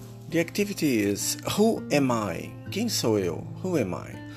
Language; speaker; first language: English; non-native, fluent; Portuguese